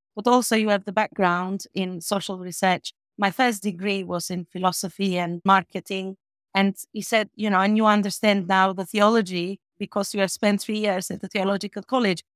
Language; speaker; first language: English; non-native, fluent; Albanian